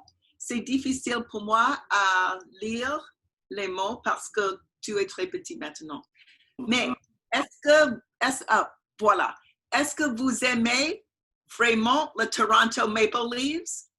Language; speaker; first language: French; non-native, learner; English